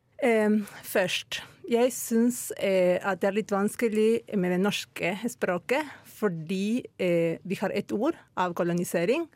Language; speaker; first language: Norwegian; non-native, fluent; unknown